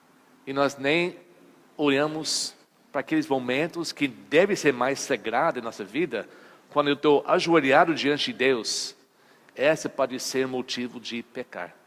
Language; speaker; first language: Portuguese; non-native, fluent; English